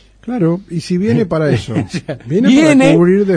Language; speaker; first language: Spanish; native; Spanish